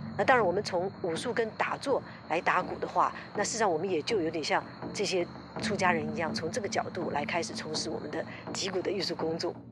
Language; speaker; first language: Chinese; native; Chinese